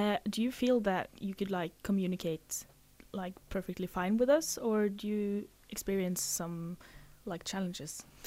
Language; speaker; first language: English; non-native, fluent; Norwegian